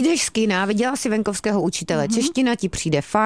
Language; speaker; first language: Czech; native; Czech